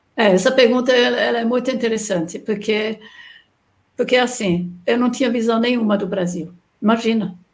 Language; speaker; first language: Portuguese; non-native, fluent; German